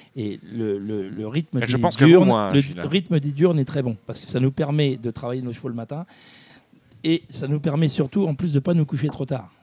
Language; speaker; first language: French; native; French